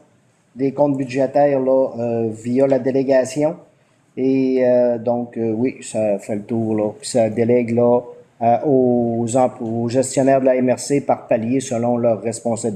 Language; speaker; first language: French; native; French